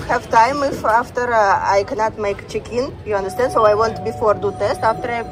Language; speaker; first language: English; non-native, learner; Russian